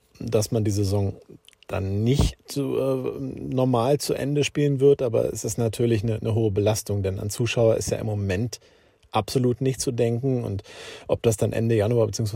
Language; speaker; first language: German; native; German